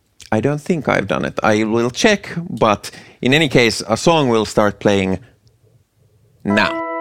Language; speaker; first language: English; non-native, fluent; Finnish